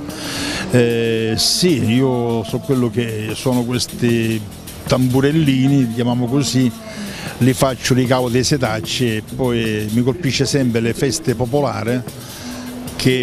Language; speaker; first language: Italian; native; Italian